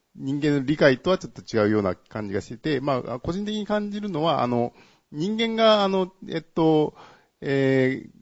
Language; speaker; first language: Japanese; native; Japanese